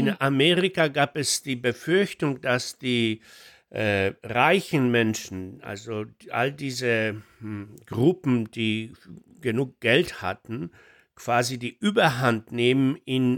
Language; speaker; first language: German; non-native, fluent; Polish